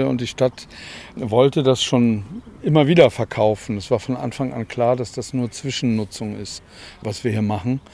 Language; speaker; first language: German; native; German